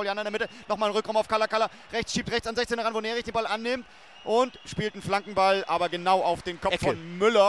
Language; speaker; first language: German; native; German